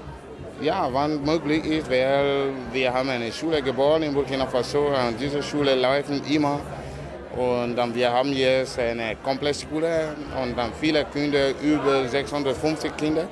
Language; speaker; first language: German; non-native, learner; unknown